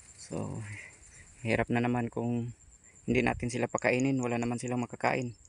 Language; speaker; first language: Filipino; non-native, local second language; Cebuano